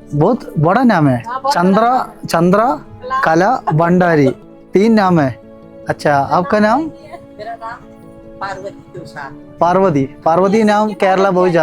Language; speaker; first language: Hindi; non-native, local second language; Malayalam